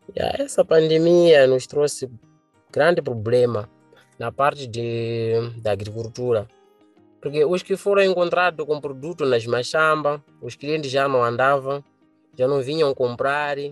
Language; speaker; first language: Portuguese; non-native, local second language; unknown